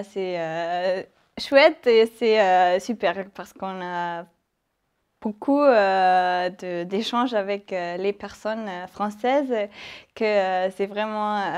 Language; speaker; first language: French; non-native, fluent; German